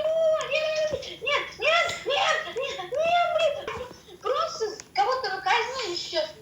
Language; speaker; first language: Russian; native; Russian